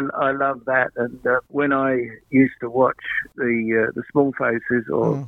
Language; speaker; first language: English; native; English